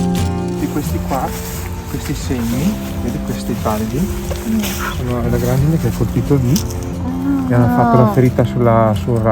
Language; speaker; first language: Italian; native; Italian